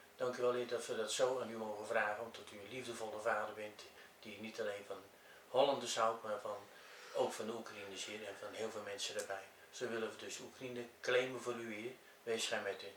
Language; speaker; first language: Dutch; native; Dutch